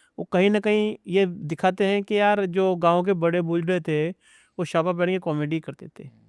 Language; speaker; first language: Hindi; native; Hindi